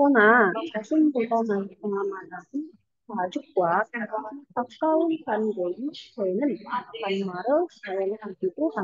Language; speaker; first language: Korean; non-native, learner; Indonesian